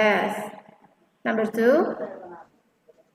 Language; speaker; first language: English; non-native, fluent; Indonesian